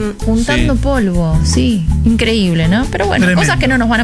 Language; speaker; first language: Spanish; native; Spanish